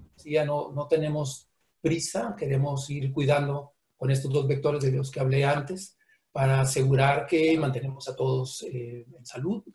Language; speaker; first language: Spanish; native; Spanish